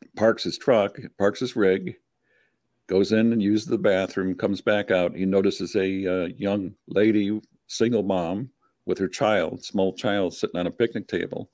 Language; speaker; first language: English; native; English